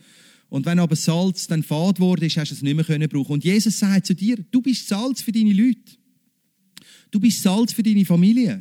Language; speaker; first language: German; native; German